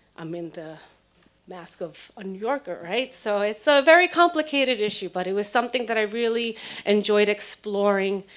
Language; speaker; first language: English; early bilingual, other home language; Spanish